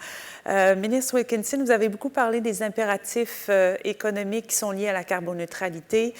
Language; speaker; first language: French; native; French